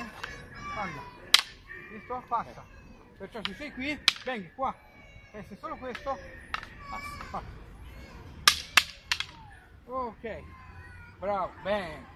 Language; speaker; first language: Italian; non-native, fluent; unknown